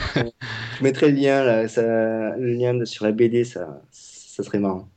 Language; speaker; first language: French; non-native, fluent; Vietnamese